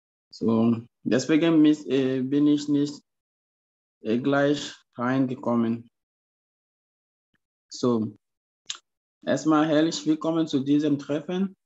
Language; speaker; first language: German; non-native, fluent; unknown